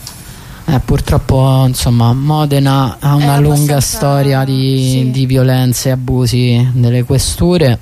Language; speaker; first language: Italian; non-native, local second language; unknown